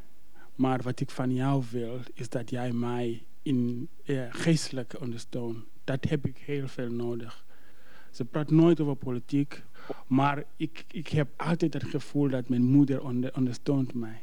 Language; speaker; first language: Dutch; non-native, fluent; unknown